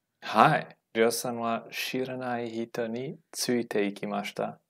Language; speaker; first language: Japanese; non-native, learner; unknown